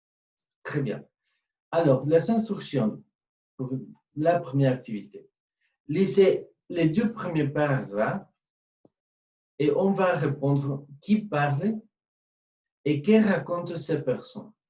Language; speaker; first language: French; non-native, fluent; Spanish